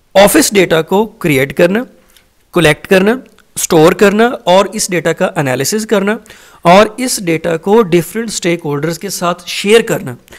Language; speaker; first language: Hindi; native; Hindi